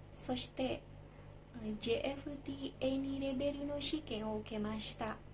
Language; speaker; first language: Japanese; non-native, learner; Indonesian